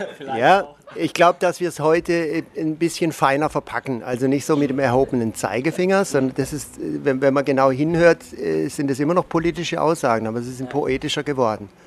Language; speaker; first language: German; native; German